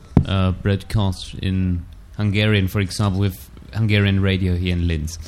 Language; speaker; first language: English; non-native, fluent; German